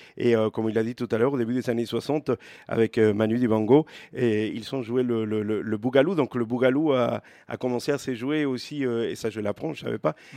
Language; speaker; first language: French; non-native, fluent; Spanish